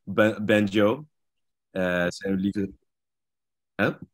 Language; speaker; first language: French; non-native, learner; Dutch